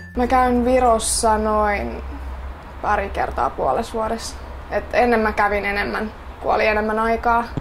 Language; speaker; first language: Finnish; early bilingual, other home language; Estonian